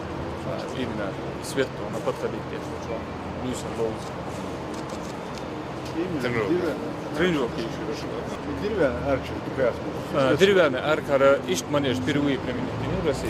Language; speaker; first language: Russian; non-native, local second language; Chechen